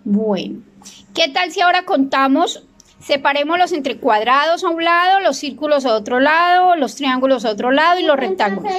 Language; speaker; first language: Spanish; native; Spanish